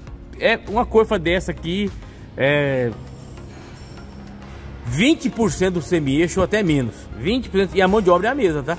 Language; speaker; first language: Portuguese; native; Portuguese